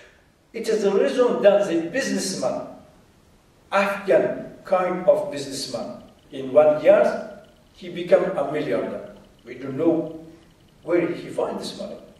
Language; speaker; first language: English; non-native, fluent; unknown